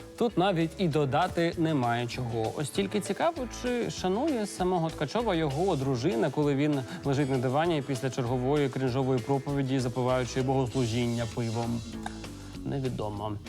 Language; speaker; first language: Ukrainian; native; Ukrainian